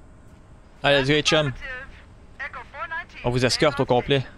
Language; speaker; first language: French; native; French